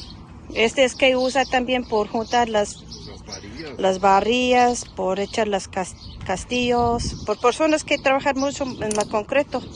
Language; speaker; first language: Spanish; non-native, learner; English